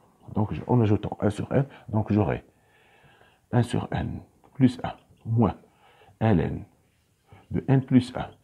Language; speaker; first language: French; non-native, local second language; Arabic